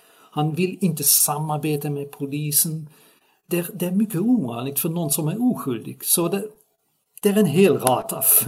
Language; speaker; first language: Swedish; non-native, fluent; Dutch